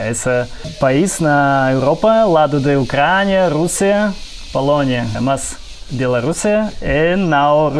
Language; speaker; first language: Portuguese; non-native, learner; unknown